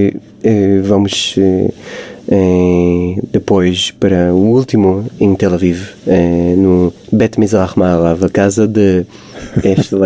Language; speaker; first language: Portuguese; non-native, fluent; Hebrew